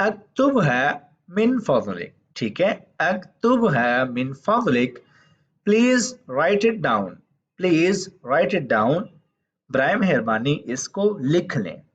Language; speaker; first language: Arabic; non-native, fluent; Urdu